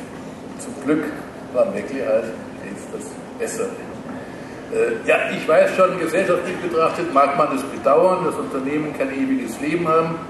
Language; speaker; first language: German; native; German